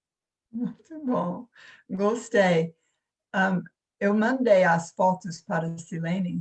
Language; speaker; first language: Portuguese; non-native, fluent; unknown